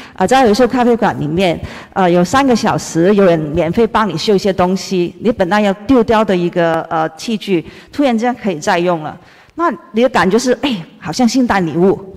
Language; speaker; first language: Chinese; non-native, fluent; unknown